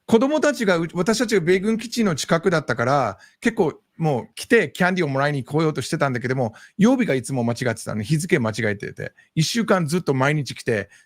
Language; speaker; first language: Japanese; non-native, fluent; English